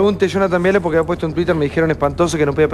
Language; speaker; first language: Spanish; native; Spanish